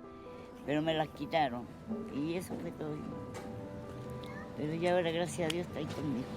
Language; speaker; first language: Spanish; native; Spanish